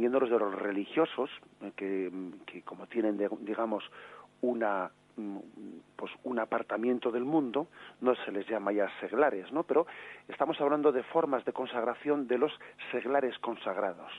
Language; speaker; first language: Spanish; native; Spanish